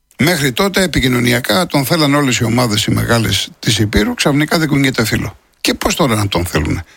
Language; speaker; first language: Greek; native; Greek